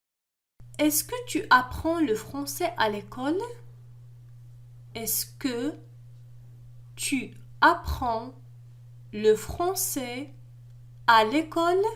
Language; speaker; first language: French; non-native, local second language; Arabic